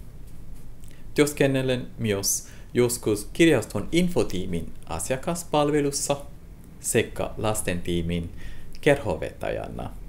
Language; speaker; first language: Finnish; non-native, fluent; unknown